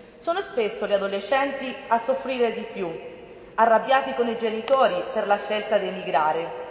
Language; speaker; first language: Italian; non-native, fluent; Spanish